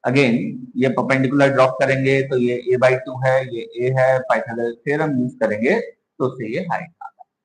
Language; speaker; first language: Hindi; native; Hindi